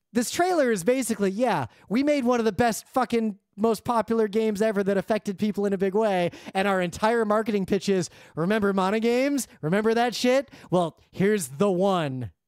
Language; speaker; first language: English; native; English